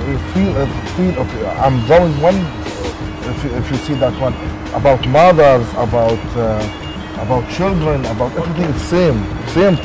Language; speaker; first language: English; non-native, learner; Arabic